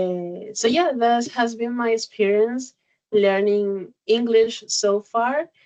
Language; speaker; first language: English; non-native, learner; Spanish